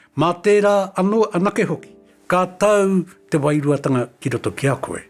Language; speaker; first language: Māori; native; Māori